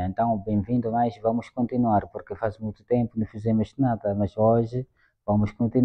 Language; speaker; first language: Portuguese; non-native, fluent; Swahili